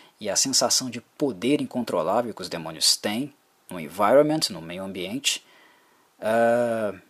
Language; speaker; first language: Portuguese; native; Portuguese